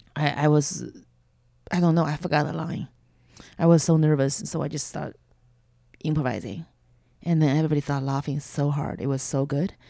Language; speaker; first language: English; non-native, fluent; Chinese